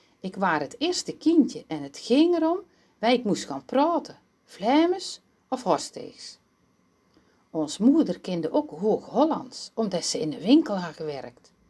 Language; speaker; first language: Dutch; native; Dutch